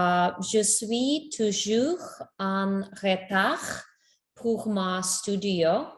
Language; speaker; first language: French; non-native, learner; Spanish